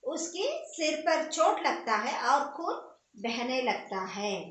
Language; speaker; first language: Hindi; non-native, local second language; Kannada